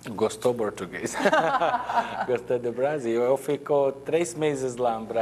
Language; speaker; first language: Portuguese; non-native, learner; Arabic